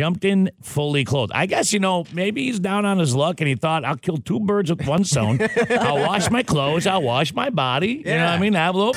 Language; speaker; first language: English; native; English